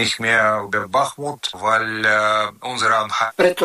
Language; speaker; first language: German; non-native, learner; Ukrainian